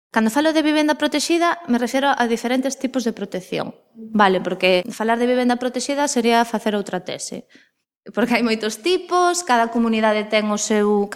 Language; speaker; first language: Galician; non-native, local second language; Spanish